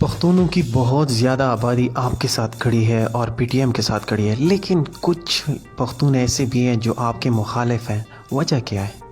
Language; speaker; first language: Urdu; non-native, local second language; Pashto